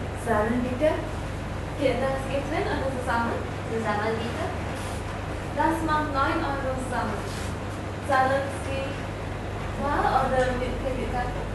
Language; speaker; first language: German; non-native, learner; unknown